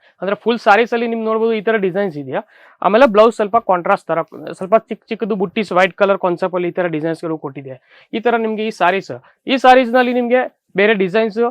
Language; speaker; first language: Kannada; non-native, fluent; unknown